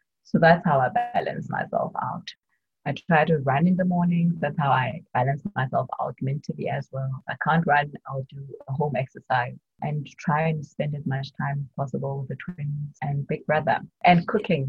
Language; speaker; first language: English; non-native, local second language; Tswana